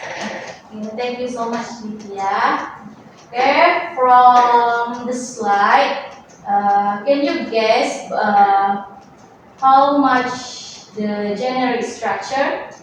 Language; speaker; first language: English; non-native, learner; Indonesian